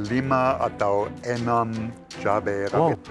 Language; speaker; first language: Indonesian; non-native, fluent; English